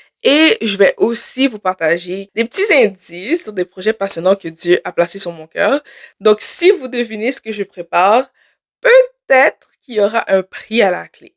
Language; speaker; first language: French; native; French